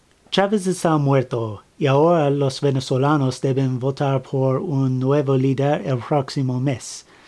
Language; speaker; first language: Spanish; non-native, learner; English